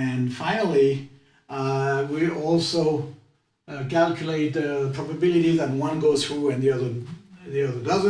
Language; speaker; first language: English; non-native, fluent; French